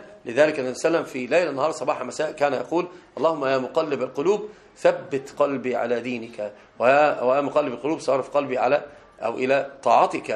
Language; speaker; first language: Arabic; native; Arabic